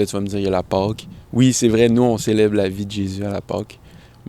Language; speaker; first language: French; native; French